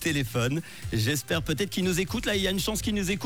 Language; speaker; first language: French; native; French